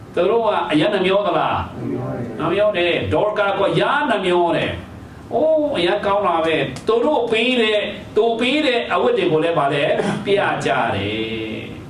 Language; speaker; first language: Burmese; non-native, local second language; Hakha Chin